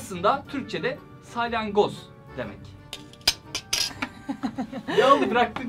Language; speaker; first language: Turkish; native; Turkish